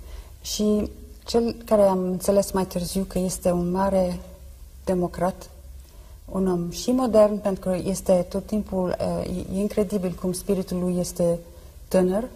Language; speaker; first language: Romanian; non-native, fluent; French